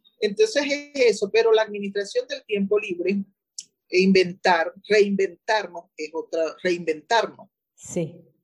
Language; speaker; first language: Spanish; native; Spanish